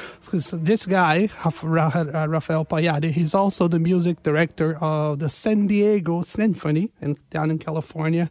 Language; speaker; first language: English; non-native, fluent; Portuguese